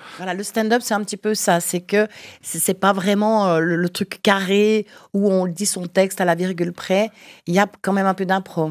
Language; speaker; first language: French; native; French